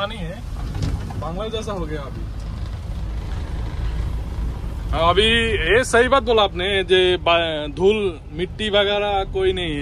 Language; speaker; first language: Hindi; non-native, learner; Bangla